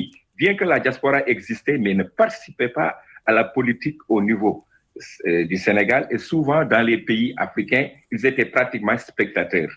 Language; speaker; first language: French; non-native, local second language; Wolof